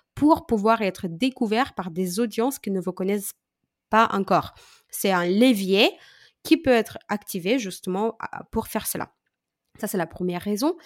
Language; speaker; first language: French; non-native, fluent; Romanian